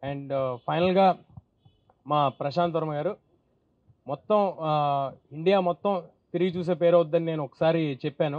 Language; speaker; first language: Telugu; native; Telugu